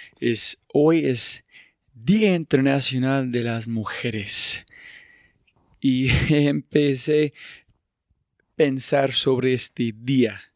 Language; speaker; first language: Spanish; non-native, fluent; English